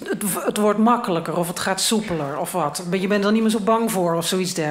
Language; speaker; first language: Dutch; native; Dutch